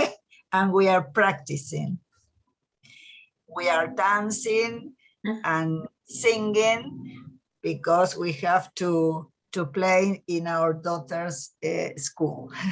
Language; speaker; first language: English; non-native, learner; Spanish